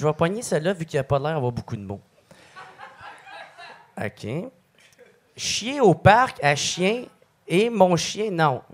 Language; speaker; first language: French; native; French